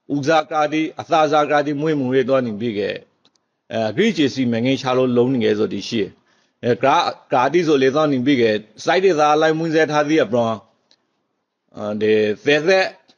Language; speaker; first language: Burmese; native; Burmese